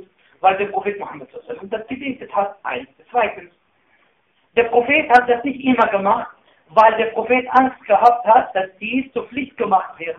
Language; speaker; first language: German; non-native, fluent; Arabic